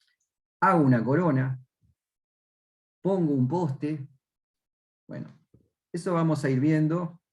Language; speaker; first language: Spanish; native; Spanish